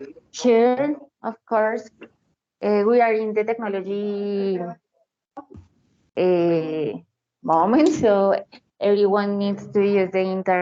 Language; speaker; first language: English; non-native, learner; Spanish